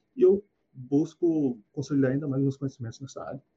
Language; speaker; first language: Portuguese; native; Portuguese